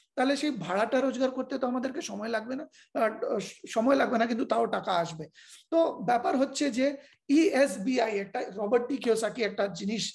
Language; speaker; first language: Bangla; non-native, fluent; Hindi